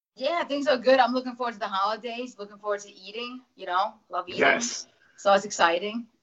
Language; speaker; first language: English; early bilingual, other home language; Russian